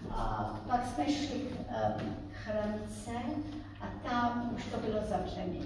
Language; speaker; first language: Czech; early bilingual, heritage; Czech